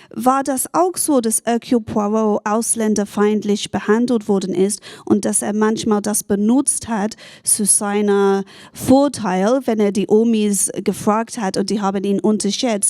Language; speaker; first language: German; non-native, fluent; English